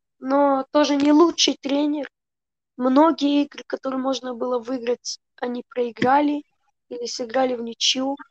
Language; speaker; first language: Russian; early bilingual, heritage; Russian